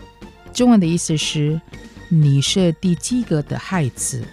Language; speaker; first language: Chinese; non-native, fluent; Indonesian